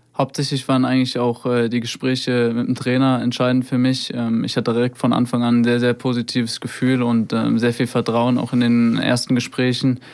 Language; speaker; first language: German; native; German